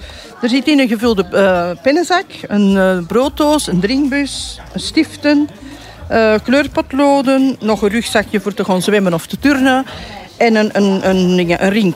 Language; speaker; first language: Dutch; native; Dutch